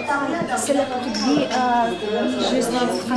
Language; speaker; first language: French; non-native, learner; Russian